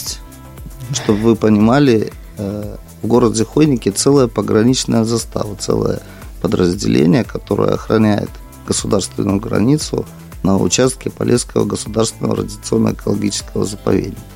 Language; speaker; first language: Russian; native; Russian